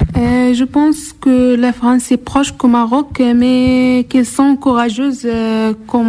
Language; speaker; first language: French; non-native, learner; Arabic